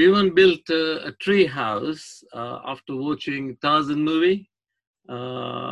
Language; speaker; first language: English; non-native, local second language; Gujarati